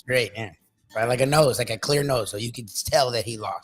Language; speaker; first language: English; native; English